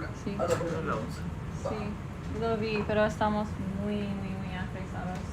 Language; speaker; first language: Spanish; non-native, fluent; English